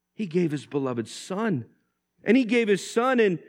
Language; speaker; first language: English; native; English